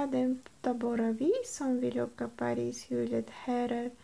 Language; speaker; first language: Swedish; non-native, learner; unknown